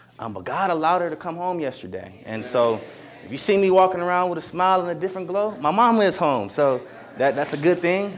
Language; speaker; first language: English; native; English